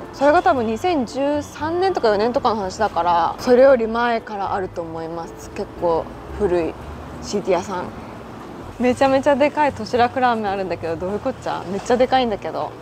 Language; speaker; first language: Japanese; native; Japanese